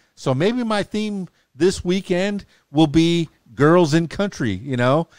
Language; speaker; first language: English; native; English